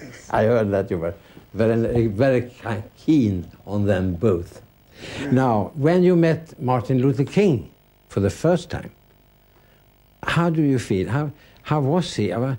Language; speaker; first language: English; non-native, fluent; Swedish